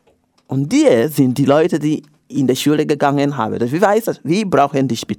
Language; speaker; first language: German; non-native, learner; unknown